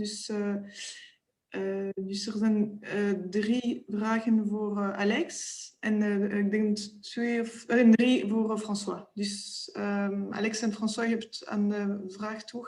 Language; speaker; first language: Dutch; non-native, local second language; French